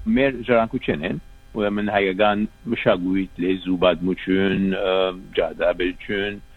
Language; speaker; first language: Armenian; early bilingual, heritage; Armenian